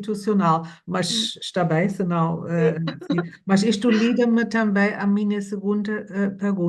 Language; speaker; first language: Portuguese; non-native, fluent; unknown